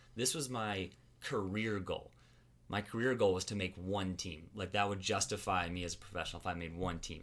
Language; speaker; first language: English; native; English